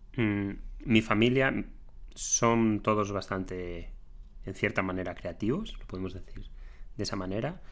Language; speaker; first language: Spanish; native; Spanish